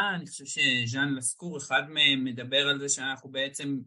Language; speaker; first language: Hebrew; native; Hebrew